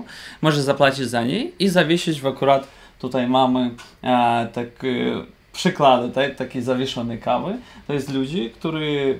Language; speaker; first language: Polish; non-native, learner; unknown